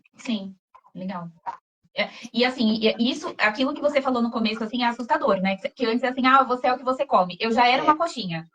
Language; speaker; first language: Portuguese; native; Portuguese